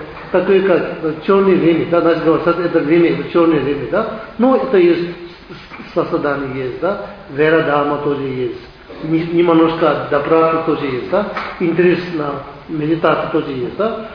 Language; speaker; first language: Russian; non-native, learner; Tibetan